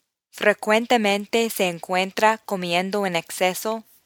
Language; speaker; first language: Spanish; non-native, fluent; English